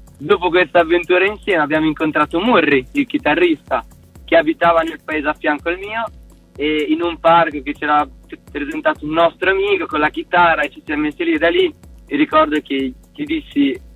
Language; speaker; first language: Italian; native; Italian